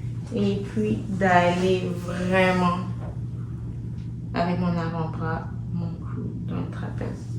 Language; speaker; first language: French; native; French